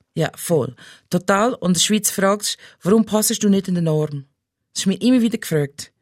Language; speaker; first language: German; non-native, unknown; English